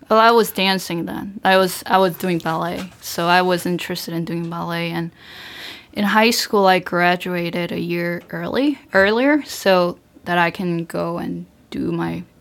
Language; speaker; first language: English; early bilingual, other home language; Korean